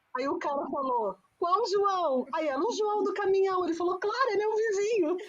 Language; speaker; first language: Portuguese; native; Portuguese